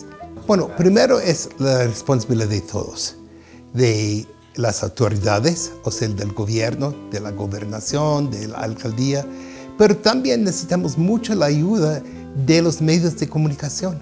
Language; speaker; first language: Spanish; non-native, fluent; English